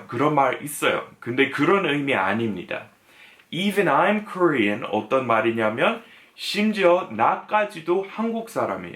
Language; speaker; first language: Korean; non-native, fluent; English